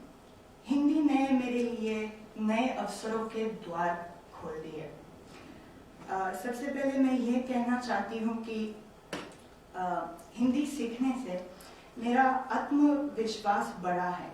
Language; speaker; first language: Hindi; non-native, learner; Romanian